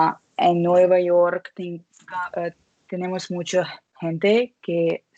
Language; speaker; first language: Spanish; non-native, learner; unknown